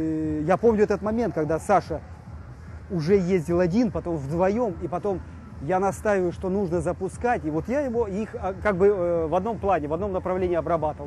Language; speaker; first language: Russian; native; Russian